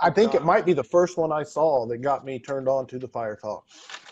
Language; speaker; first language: English; native; English